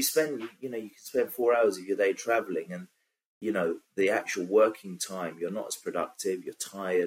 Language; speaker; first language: English; native; English